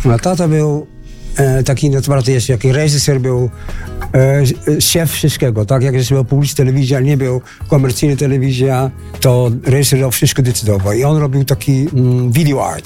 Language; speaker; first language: Polish; non-native, learner; Dutch